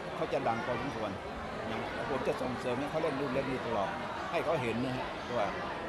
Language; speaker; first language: Thai; native; Thai